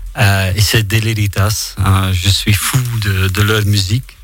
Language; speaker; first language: French; non-native, local second language; Dutch